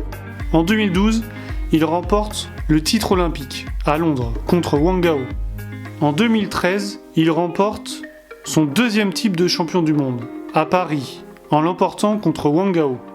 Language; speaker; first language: French; native; French